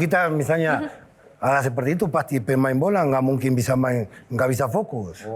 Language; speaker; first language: Indonesian; non-native, fluent; Spanish